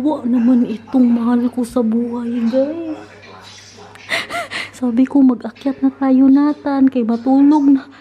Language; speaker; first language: Filipino; non-native, local second language; Cebuano